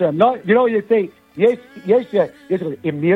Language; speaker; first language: Hebrew; non-native, learner; English